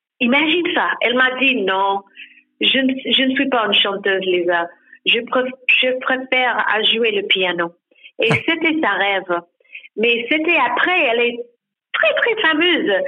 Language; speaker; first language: French; non-native, learner; English